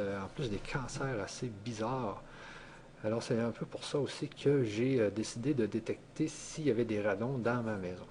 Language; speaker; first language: French; native; French